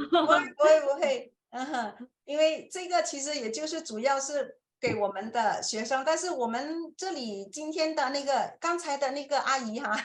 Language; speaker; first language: Chinese; non-native, fluent; Indonesian